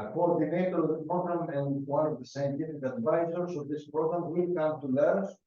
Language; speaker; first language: English; non-native, fluent; Greek